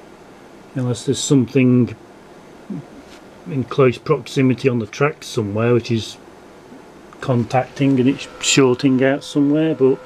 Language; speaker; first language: English; native; English